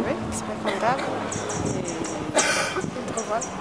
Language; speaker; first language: French; non-native, local second language; Malagasy